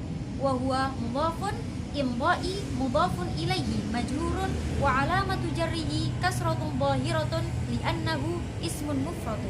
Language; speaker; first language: Arabic; non-native, learner; Indonesian